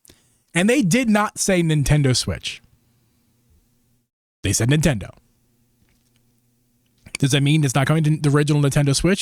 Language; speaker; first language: English; native; English